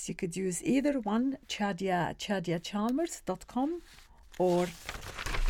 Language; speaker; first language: English; non-native, fluent; Arabic